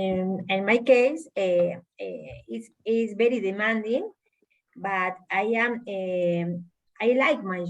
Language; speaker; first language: English; non-native, learner; Spanish